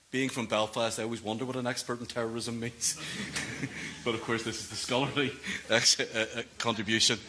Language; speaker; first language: English; native; English